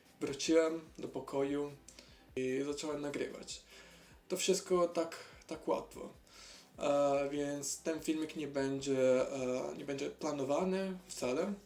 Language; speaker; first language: Polish; non-native, learner; Italian